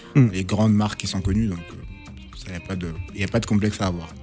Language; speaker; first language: French; non-native, local second language; Lingala